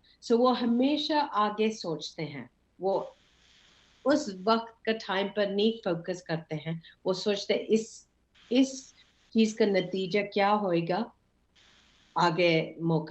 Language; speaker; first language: Hindi; early bilingual, heritage; English